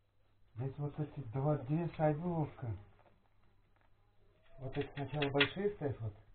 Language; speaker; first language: Russian; native; Russian